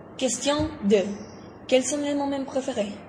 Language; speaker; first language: French; non-native, learner; Catalan